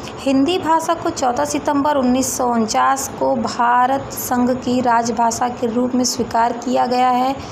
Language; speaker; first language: Hindi; native; Hindi